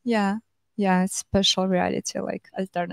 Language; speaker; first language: English; non-native, fluent; Russian